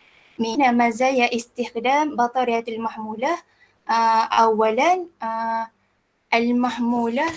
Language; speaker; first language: Arabic; non-native, learner; Malay